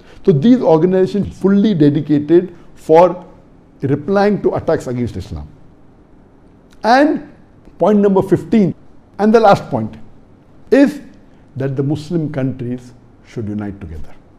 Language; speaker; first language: English; non-native, local second language; Urdu